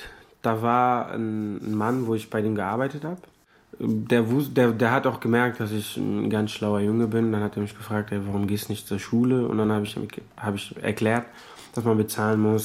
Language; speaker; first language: German; non-native, fluent; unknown